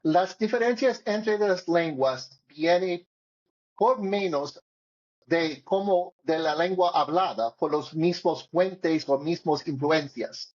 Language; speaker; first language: Spanish; non-native, learner; English